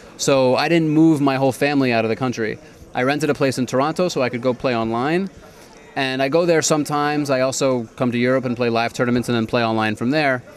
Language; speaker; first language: English; native; English